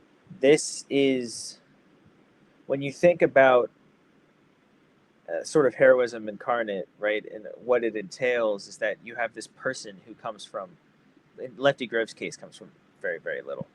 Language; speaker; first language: English; native; English